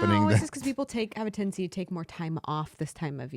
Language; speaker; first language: English; native; English